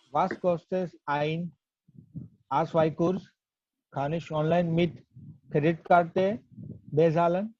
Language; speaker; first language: German; non-native, learner; Gujarati